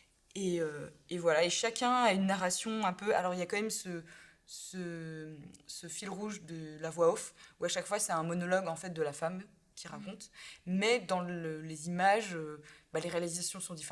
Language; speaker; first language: French; native; French